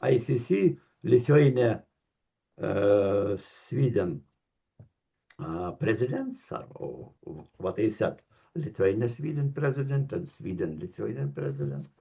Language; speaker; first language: English; non-native, learner; Lithuanian